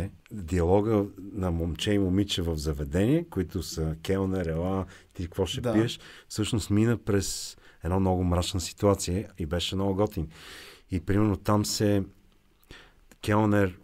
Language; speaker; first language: Bulgarian; native; Bulgarian